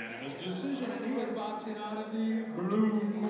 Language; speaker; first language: English; native; English